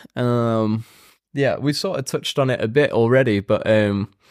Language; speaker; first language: English; native; English